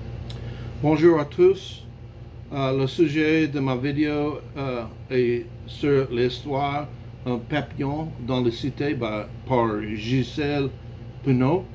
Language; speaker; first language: French; non-native, learner; English